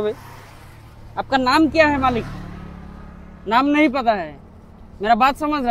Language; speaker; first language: Hindi; non-native, local second language; Bangla